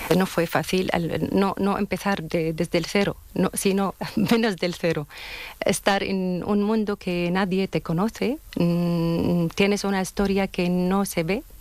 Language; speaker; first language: Spanish; non-native, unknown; Arabic